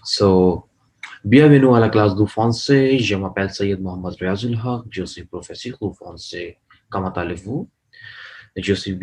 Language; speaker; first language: French; non-native, learner; Urdu